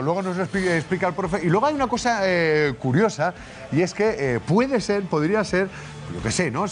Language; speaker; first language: Spanish; native; Spanish